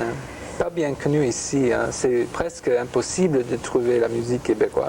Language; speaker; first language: French; non-native, fluent; English